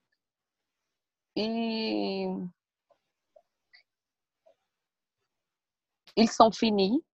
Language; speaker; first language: French; non-native, learner; Portuguese